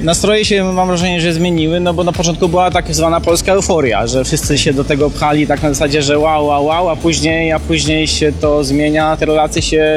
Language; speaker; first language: Polish; native; Polish